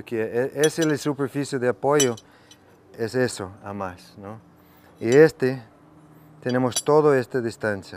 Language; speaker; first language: Spanish; non-native, fluent; English